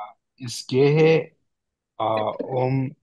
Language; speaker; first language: German; non-native, learner; Bangla